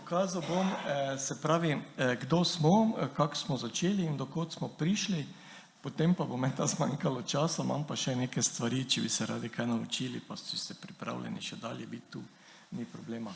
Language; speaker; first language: Slovenian; native; Slovenian